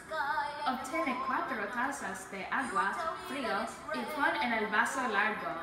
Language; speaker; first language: Spanish; non-native, learner; English